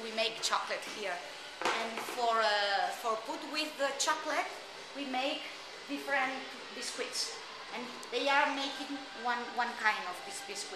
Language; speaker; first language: English; non-native, learner; Spanish